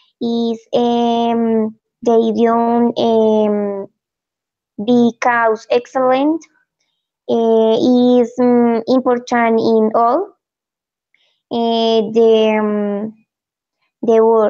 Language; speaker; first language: English; non-native, learner; Spanish